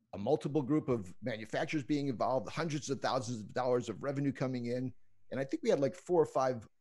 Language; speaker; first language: English; native; English